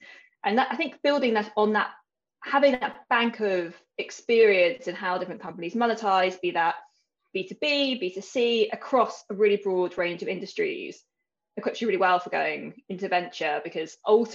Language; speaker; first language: English; native; English